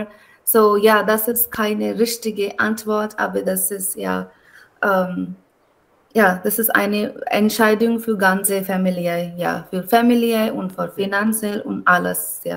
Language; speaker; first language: German; non-native, learner; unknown